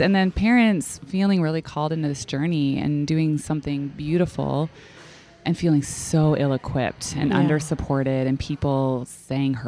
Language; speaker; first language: English; native; English